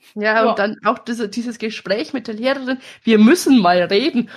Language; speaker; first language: German; native; German